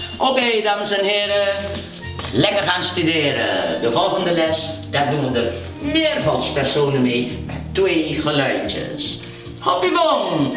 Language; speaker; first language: Dutch; non-native, local second language; Papiamento